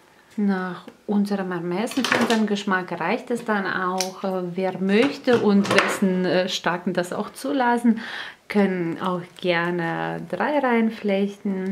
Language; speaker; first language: German; native; German